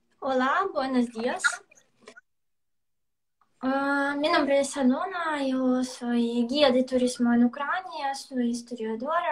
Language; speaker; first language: Spanish; non-native, fluent; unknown